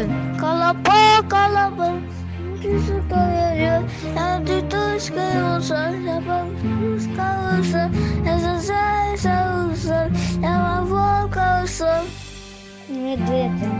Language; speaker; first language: Russian; non-native, local second language; Yakut